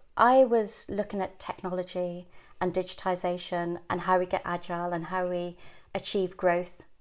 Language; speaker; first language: English; native; English